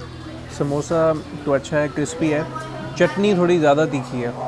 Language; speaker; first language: Hindi; native; Hindi